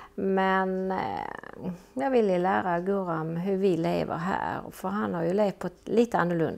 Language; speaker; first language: Swedish; native; Swedish